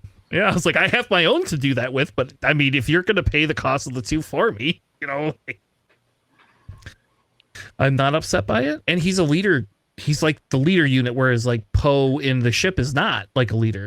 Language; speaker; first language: English; native; English